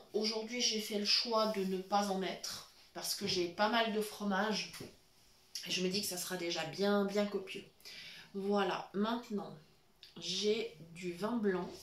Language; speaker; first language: French; native; French